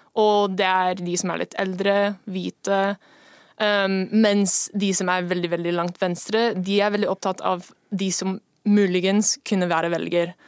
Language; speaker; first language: Norwegian; non-native, fluent; English